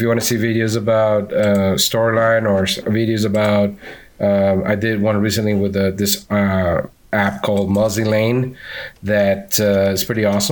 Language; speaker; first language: English; non-native, fluent; Spanish